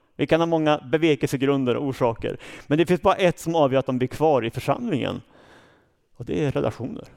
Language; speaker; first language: Swedish; native; Swedish